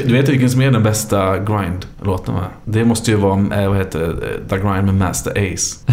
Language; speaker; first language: Swedish; native; Swedish